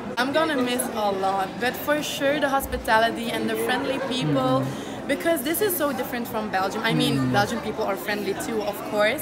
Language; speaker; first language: English; non-native, fluent; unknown